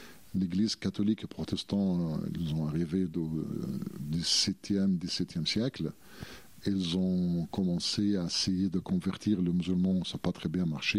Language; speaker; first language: French; non-native, fluent; Arabic